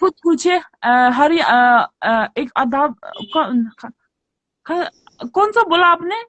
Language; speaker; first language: Hindi; non-native, fluent; Tibetan